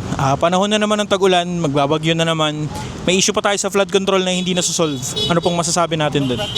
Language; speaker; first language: Filipino; native; Filipino